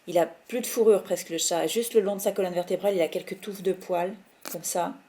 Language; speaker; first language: French; native; French